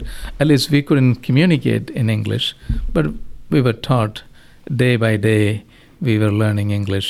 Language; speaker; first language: English; non-native, local second language; Malayalam